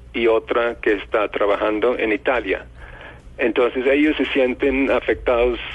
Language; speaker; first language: Spanish; non-native, fluent; English